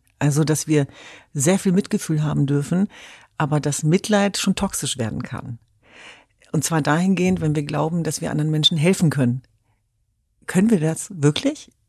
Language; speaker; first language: German; early bilingual, other home language; Kurdish